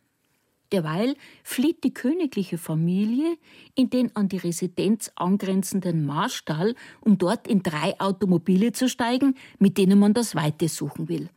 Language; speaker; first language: German; native; German